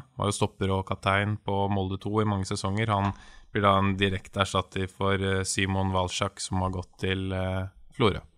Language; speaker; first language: Norwegian; native; Norwegian